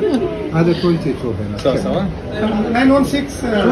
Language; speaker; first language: Arabic; non-native, learner; Bangla